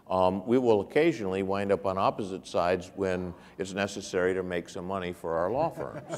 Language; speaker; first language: English; native; English